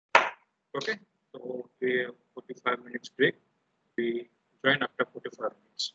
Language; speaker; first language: English; non-native, local second language; Gujarati